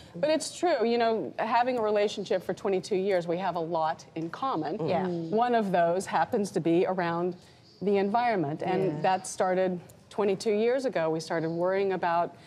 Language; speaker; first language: English; native; English